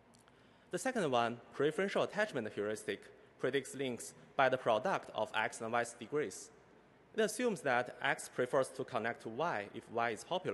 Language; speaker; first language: English; non-native, fluent; Chinese